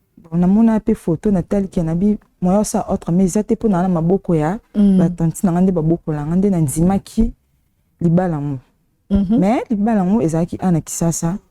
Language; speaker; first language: Lingala; native; Lingala